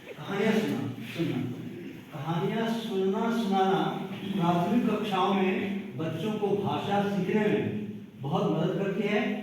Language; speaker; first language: Hindi; native; Hindi